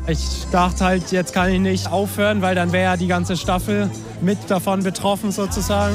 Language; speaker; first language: German; native; German